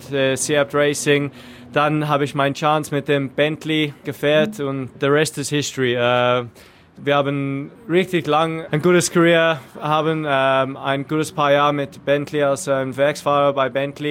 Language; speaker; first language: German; non-native, learner; English